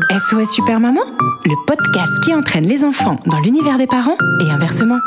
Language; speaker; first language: French; native; French